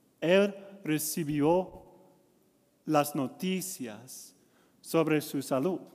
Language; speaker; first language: Spanish; non-native, learner; English